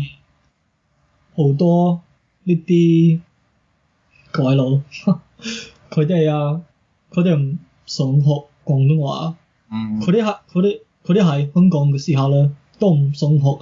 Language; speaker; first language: Cantonese; non-native, learner; English